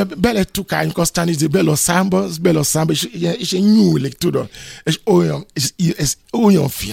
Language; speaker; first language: Hungarian; non-native, fluent; Yoruba